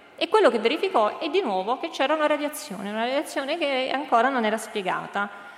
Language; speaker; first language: Italian; native; Italian